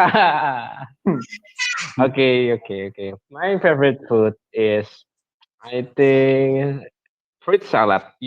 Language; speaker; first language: English; non-native, learner; Indonesian